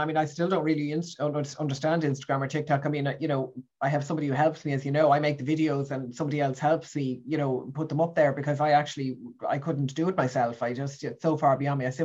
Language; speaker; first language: English; native; English